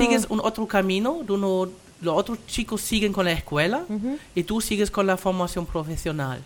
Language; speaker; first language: Spanish; non-native, fluent; German